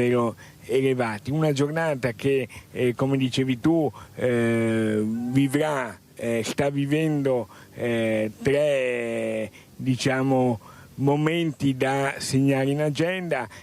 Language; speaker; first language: Italian; native; Italian